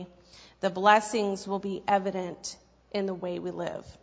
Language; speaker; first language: English; native; English